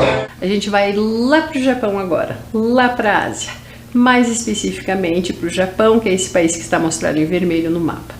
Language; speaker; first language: Portuguese; native; Portuguese